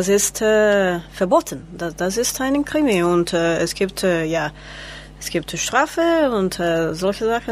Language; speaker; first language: German; non-native, learner; Spanish